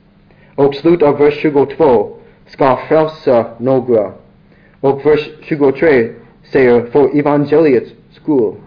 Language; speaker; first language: Swedish; non-native, learner; English